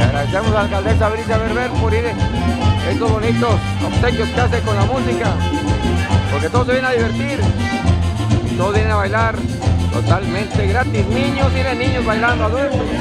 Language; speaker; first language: Spanish; native; Spanish